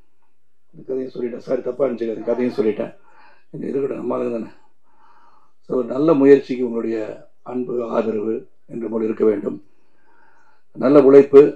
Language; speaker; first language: Tamil; native; Tamil